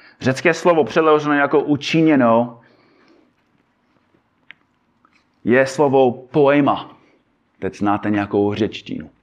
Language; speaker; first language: Czech; non-native, fluent; English